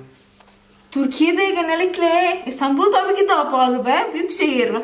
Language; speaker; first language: Turkish; non-native, learner; Indonesian